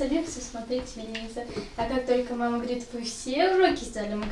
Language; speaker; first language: Russian; native; Russian